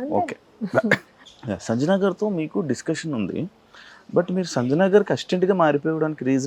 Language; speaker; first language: Telugu; native; Telugu